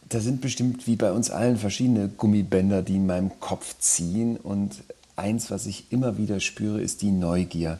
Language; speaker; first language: German; native; German